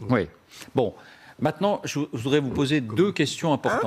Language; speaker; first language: French; native; French